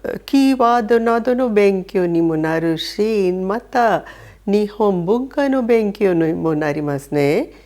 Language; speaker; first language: Japanese; non-native, fluent; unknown